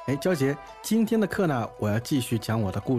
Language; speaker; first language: Chinese; native; Chinese